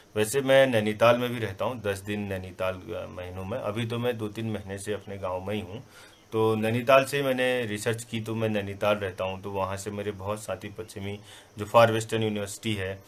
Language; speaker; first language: Hindi; non-native, local second language; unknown